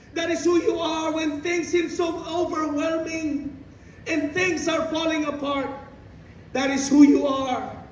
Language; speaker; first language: English; non-native, local second language; Filipino